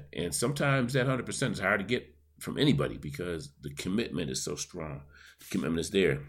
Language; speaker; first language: English; native; English